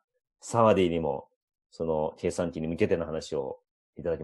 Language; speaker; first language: Japanese; native; Japanese